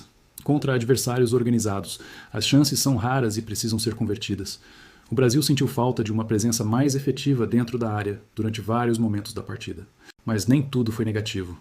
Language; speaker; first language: Portuguese; native; Portuguese